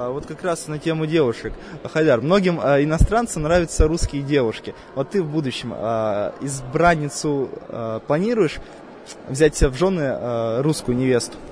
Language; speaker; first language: Russian; native; Russian